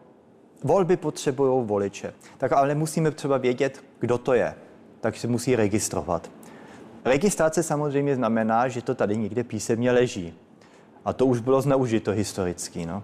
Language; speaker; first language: Czech; early bilingual, heritage; Czech